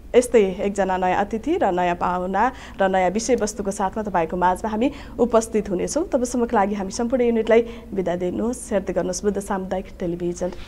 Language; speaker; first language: Nepali; native; Nepali